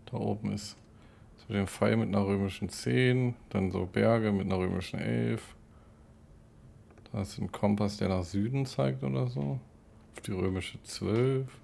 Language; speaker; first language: German; native; German